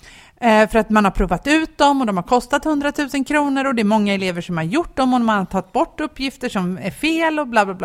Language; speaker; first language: Swedish; native; Swedish